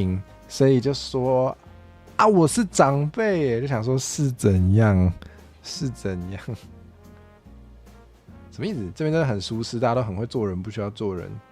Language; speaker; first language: Chinese; native; Chinese